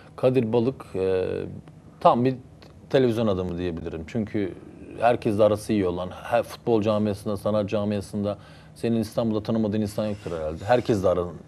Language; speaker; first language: Turkish; early bilingual, heritage; Turkish